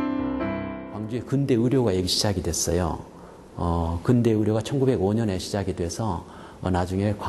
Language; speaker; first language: Korean; native; Korean